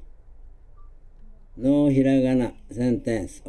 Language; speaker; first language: Japanese; native; Japanese